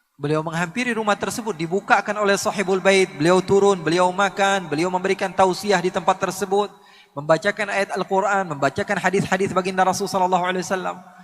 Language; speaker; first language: Indonesian; native; Indonesian